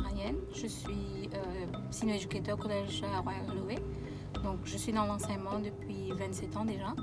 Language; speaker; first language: French; non-native, local second language; Morisyen